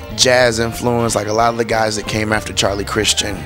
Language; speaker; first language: English; native; English